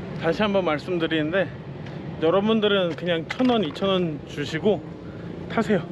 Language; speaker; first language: Korean; native; Korean